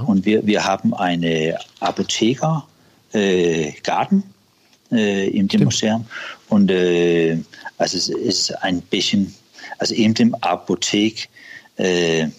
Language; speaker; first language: German; non-native, learner; Danish